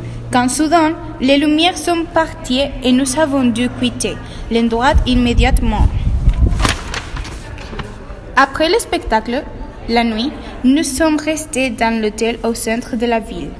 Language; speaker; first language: French; non-native, learner; Spanish